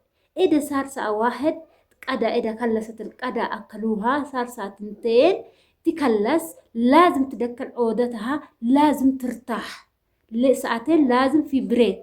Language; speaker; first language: Arabic; non-native, learner; Oromo